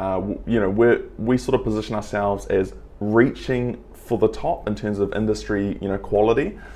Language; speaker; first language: English; native; English